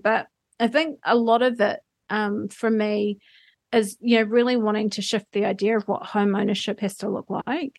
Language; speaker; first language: English; native; English